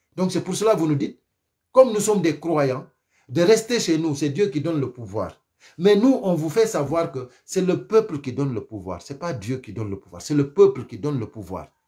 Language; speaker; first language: French; non-native, local second language; Fula